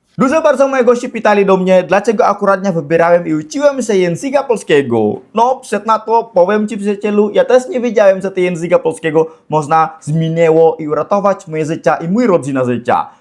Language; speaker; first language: Polish; non-native, learner; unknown